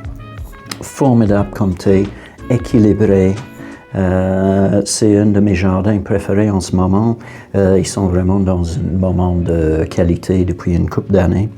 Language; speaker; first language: French; non-native, fluent; English